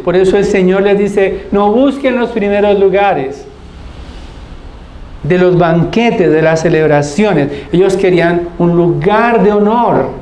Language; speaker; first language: Spanish; native; Spanish